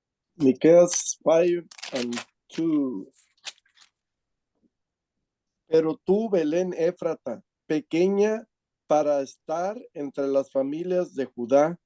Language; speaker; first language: Spanish; native; Spanish